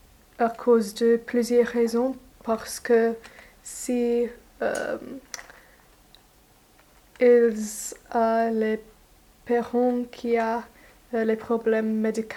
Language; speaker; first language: French; non-native, learner; English